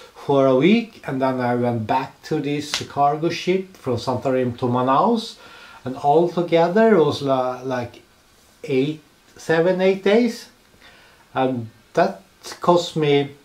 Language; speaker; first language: English; non-native, fluent; Swedish